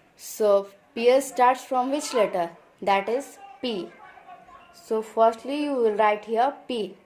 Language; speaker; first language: English; non-native, local second language; Hindi